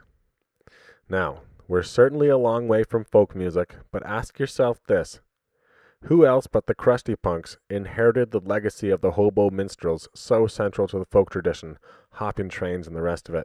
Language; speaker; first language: English; native; English